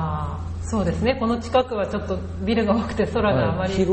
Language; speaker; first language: Japanese; native; Japanese